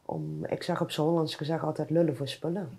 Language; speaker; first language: Dutch; native; Dutch